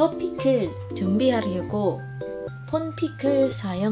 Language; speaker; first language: Korean; non-native, learner; Filipino